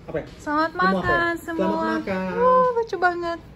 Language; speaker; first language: Indonesian; non-native, learner; Russian